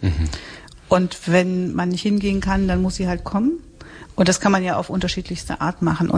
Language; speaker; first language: German; native; German